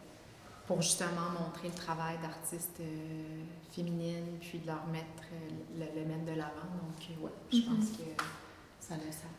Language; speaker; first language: French; native; French